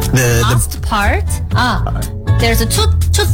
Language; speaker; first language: English; non-native, learner; Korean